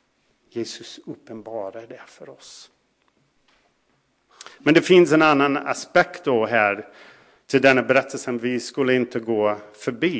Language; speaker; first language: Swedish; non-native, fluent; English